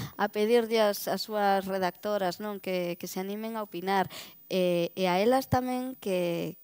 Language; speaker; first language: Galician; native; Galician